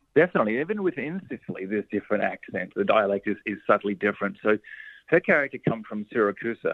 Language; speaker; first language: English; native; English